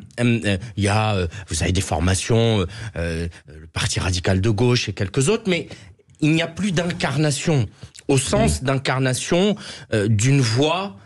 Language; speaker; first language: French; native; French